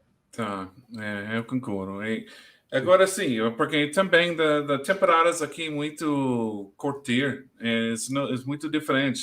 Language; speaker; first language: Portuguese; non-native, learner; English